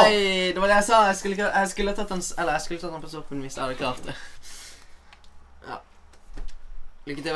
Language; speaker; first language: Norwegian; native; Norwegian